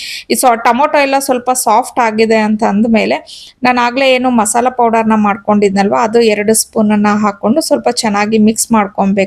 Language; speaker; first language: Kannada; native; Kannada